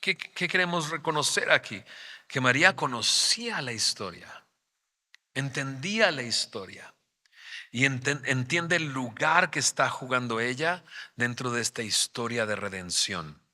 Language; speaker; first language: Spanish; native; Spanish